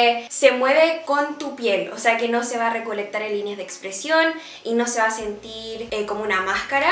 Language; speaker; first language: Spanish; native; Spanish